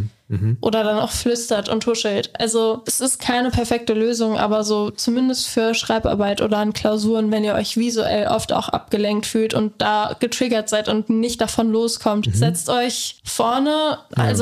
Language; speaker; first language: German; native; German